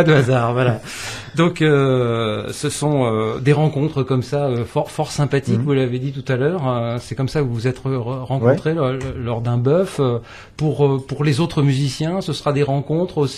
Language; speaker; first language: French; native; French